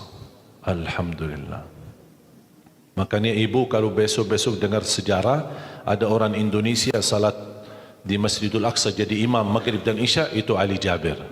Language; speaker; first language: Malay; non-native, fluent; Arabic